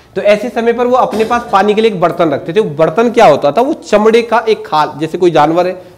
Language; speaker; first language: Hindi; native; Hindi